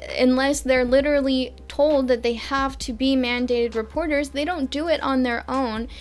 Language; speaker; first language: English; native; English